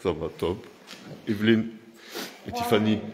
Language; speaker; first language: French; native; French